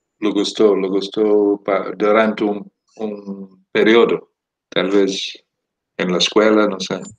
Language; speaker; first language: Spanish; non-native, fluent; English